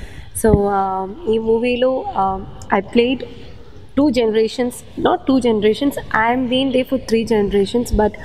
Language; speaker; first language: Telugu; non-native, local second language; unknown